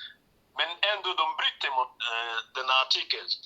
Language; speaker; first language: Swedish; non-native, learner; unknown